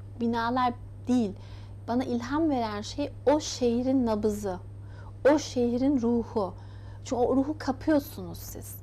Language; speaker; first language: Turkish; early bilingual, heritage; Turkish